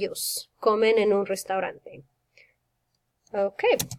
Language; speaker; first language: Spanish; non-native, fluent; English